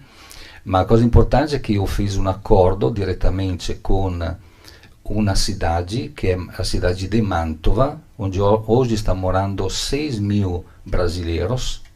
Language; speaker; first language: Portuguese; non-native, learner; Italian